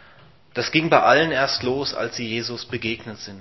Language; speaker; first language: German; native; German